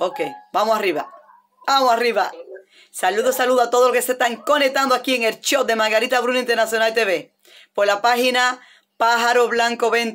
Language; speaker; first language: Spanish; native; Spanish